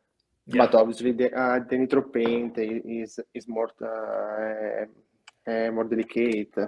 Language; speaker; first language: English; non-native, learner; Italian